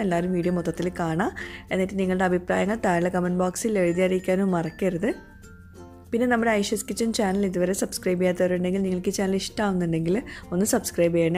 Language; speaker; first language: Malayalam; native; Malayalam